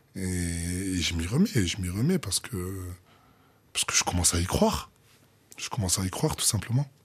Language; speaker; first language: French; native; French